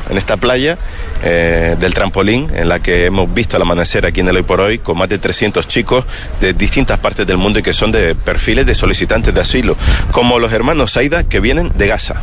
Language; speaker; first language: Spanish; native; Spanish